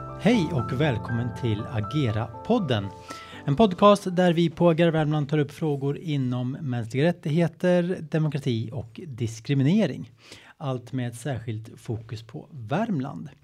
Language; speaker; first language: Swedish; native; Swedish